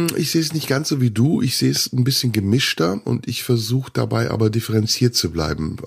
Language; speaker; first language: German; early bilingual, other home language; Turkish